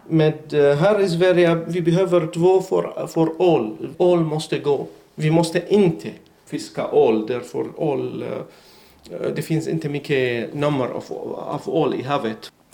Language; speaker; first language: Swedish; non-native, learner; Arabic